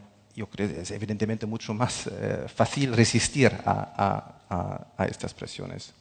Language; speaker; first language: Spanish; non-native, fluent; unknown